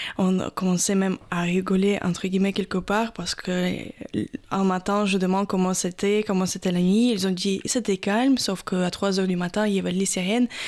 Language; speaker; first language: French; non-native, fluent; Russian